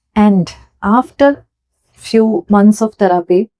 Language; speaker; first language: English; non-native, local second language; Malayalam